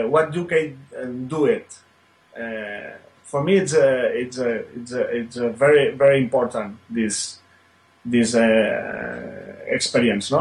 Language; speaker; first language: English; non-native, learner; Spanish